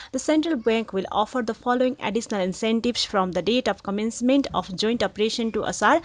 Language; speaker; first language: English; non-native, local second language; Nepali